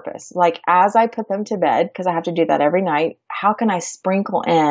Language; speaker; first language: English; native; English